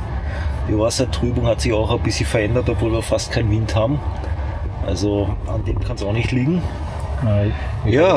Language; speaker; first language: German; native; German